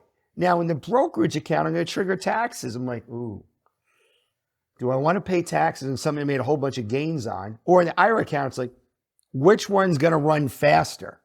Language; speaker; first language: English; native; English